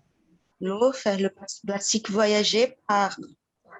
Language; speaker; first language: French; non-native, fluent; Portuguese